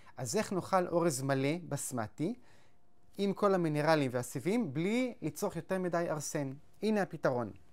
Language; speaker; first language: Hebrew; native; Hebrew